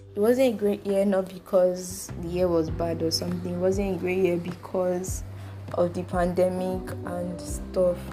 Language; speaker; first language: English; non-native, local second language; Yoruba